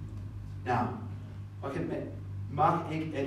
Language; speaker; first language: Dutch; non-native, fluent; English